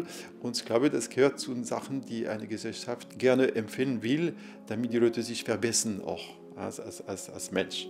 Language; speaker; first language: German; non-native, fluent; French